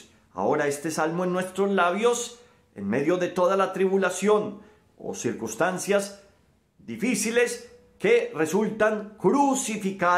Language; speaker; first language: Spanish; native; Spanish